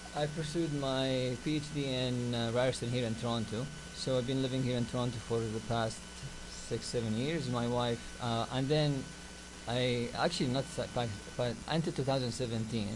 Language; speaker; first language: English; non-native, fluent; Arabic